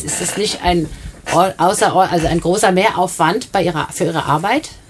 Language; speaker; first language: German; native; German